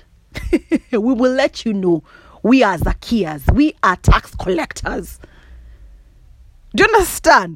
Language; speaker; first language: English; non-native, local second language; Kikuyu